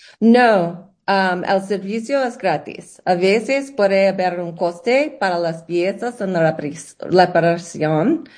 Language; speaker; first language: Spanish; non-native, learner; English